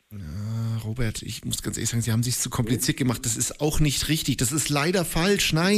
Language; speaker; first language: German; native; German